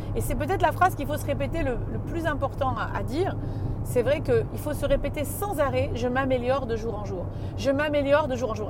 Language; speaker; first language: French; native; French